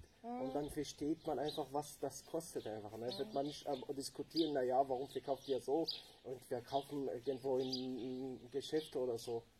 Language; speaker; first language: German; non-native, fluent; Tajik